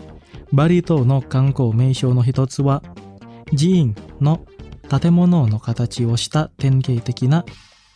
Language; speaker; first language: Japanese; non-native, fluent; Indonesian